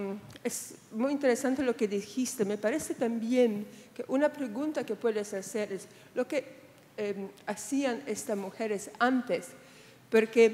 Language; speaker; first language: Spanish; non-native, fluent; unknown